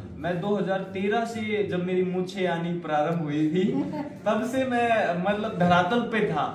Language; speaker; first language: Hindi; native; Hindi